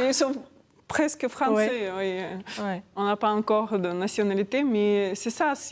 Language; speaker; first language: French; non-native, fluent; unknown